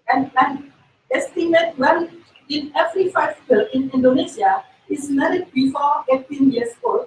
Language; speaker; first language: English; non-native, learner; Indonesian